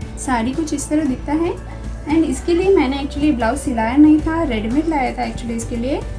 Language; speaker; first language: Hindi; non-native, local second language; Kannada